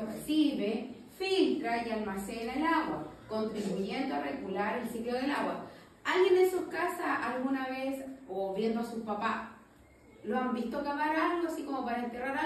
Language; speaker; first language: Spanish; native; Spanish